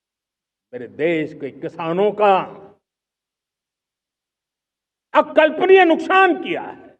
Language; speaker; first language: Hindi; non-native, local second language; Gujarati